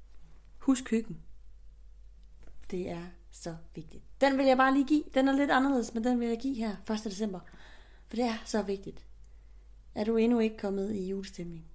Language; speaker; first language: Danish; native; Danish